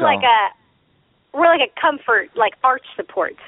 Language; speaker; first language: English; native; English